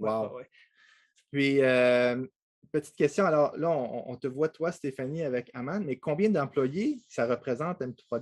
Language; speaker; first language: French; native; French